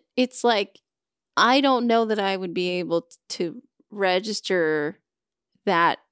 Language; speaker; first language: English; native; English